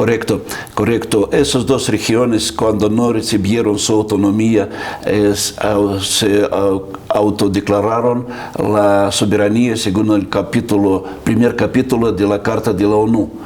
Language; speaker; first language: Spanish; non-native, fluent; Russian